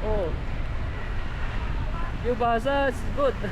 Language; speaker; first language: English; non-native, learner; Indonesian